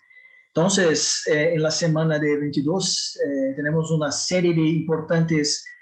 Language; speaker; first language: Spanish; non-native, fluent; Portuguese